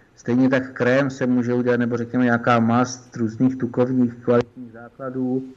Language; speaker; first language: Czech; native; Czech